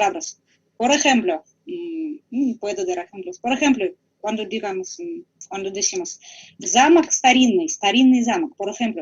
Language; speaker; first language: Spanish; non-native, learner; Russian